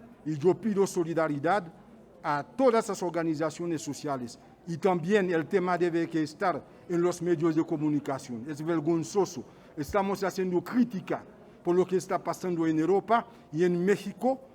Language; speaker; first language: Spanish; non-native, fluent; Haitian Creole